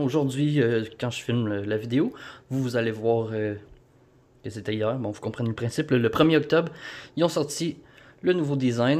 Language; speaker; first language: French; native; French